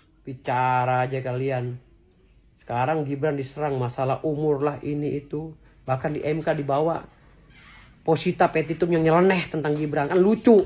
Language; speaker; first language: Indonesian; native; Indonesian